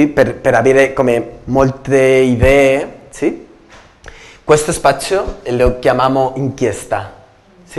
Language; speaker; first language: Italian; non-native, learner; Spanish